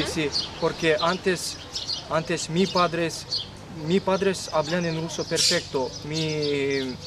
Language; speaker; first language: Spanish; non-native, learner; Kyrgyz